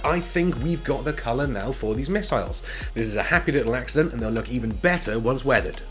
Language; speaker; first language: English; native; English